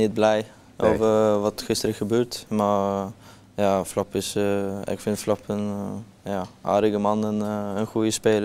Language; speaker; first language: Dutch; non-native, learner; Norwegian